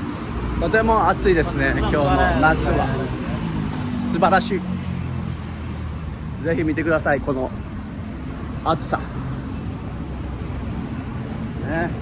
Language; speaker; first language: Japanese; non-native, fluent; Nepali